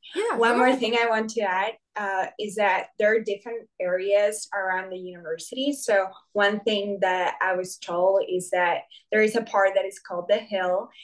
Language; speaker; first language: English; non-native, fluent; Spanish